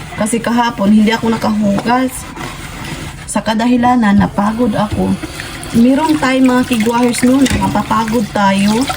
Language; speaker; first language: Filipino; non-native, local second language; Cebuano